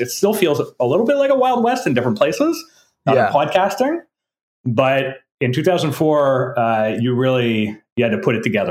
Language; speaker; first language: English; non-native, fluent; French